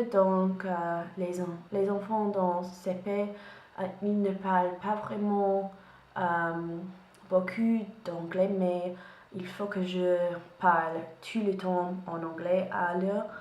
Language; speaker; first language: French; non-native, learner; English